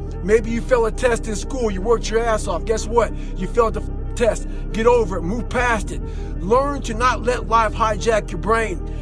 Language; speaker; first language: English; native; English